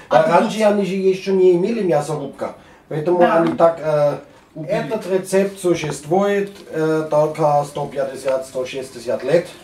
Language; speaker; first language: Russian; non-native, learner; German